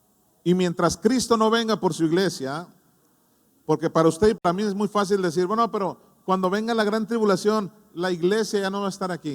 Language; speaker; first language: Spanish; native; Spanish